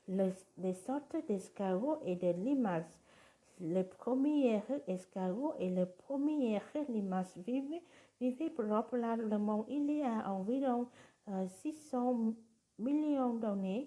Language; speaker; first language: French; non-native, learner; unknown